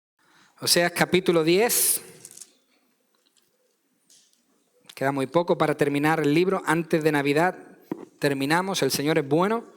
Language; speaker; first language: Spanish; native; Spanish